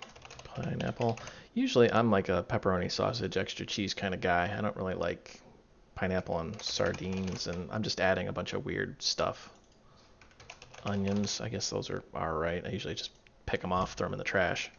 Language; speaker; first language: English; native; English